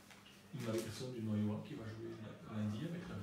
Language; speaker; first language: French; native; French